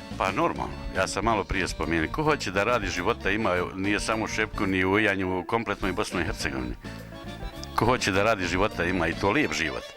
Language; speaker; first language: Bosnian; native; Bosnian